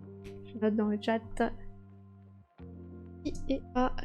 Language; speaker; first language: French; native; French